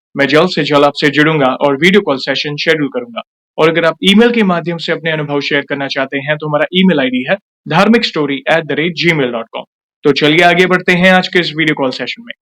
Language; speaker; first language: Hindi; native; Hindi